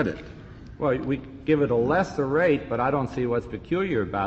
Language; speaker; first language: English; native; English